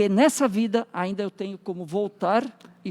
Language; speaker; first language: Portuguese; native; Portuguese